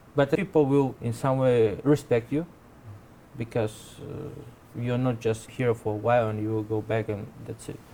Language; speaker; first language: English; non-native, fluent; Russian